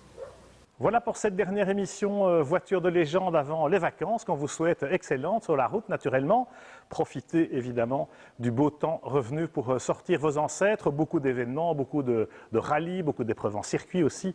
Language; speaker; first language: French; native; French